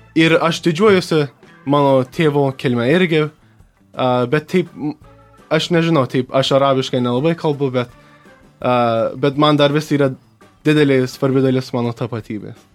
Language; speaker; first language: Lithuanian; early bilingual, heritage; Lithuanian